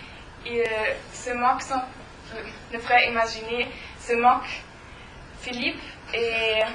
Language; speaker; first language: French; non-native, learner; German